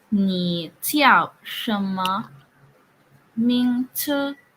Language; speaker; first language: Chinese; non-native, learner; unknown